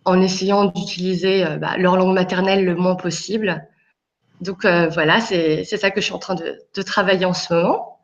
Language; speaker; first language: French; native; French